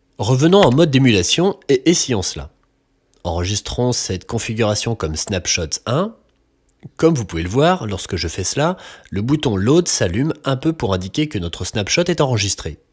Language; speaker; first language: French; native; French